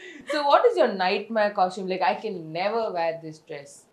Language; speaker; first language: English; non-native, local second language; Tamil